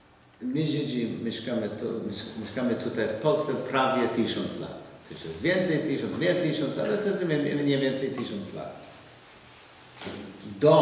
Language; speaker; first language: Polish; non-native, learner; English